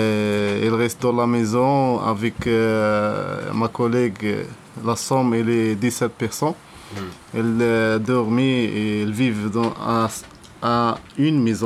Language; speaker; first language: French; non-native, learner; Arabic